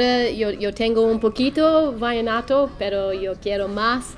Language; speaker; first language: Spanish; non-native, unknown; English